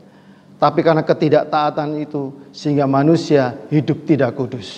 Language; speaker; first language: Indonesian; native; Indonesian